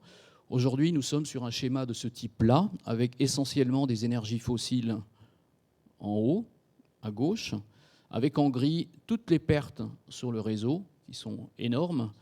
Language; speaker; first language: French; native; French